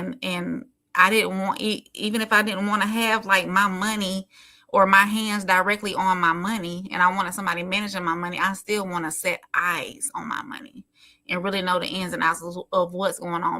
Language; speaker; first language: English; native; English